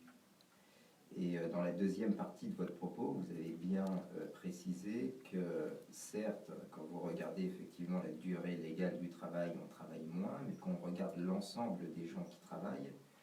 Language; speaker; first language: French; native; French